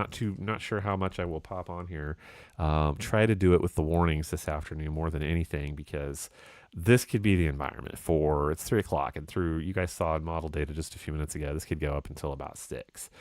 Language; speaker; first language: English; native; English